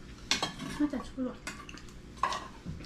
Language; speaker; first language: Japanese; non-native, fluent; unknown